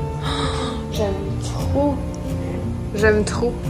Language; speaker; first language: French; native; French